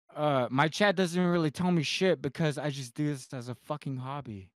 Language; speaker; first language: English; native; English